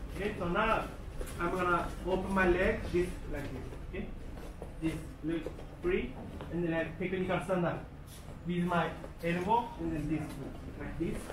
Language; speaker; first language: English; non-native, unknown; Japanese